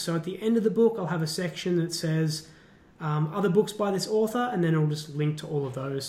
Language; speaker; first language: English; native; English